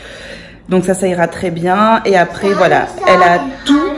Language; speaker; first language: French; native; French